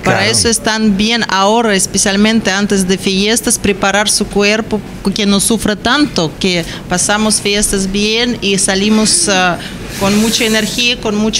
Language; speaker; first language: Spanish; non-native, learner; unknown